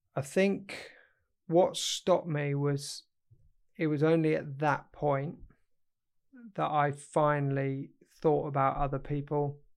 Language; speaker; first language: English; native; English